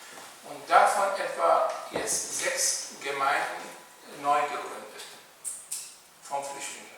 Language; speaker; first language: German; non-native, fluent; Arabic